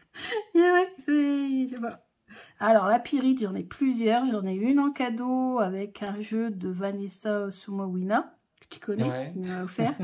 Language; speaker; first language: French; native; French